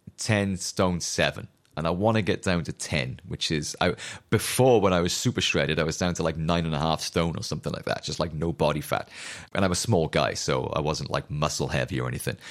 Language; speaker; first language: English; native; English